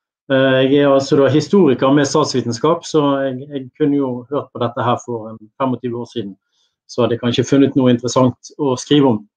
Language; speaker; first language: Norwegian; native; Norwegian